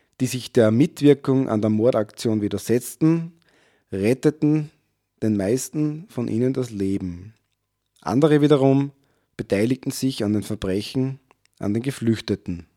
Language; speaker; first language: German; native; German